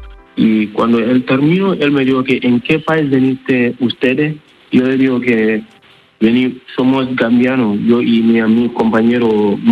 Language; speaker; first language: Spanish; non-native, learner; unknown